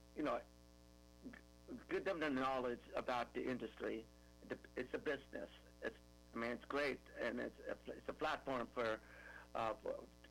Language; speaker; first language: English; non-native, local second language; Filipino